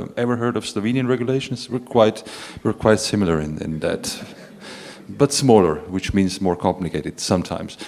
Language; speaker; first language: English; non-native, fluent; Slovenian